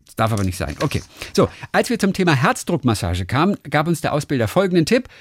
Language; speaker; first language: German; native; German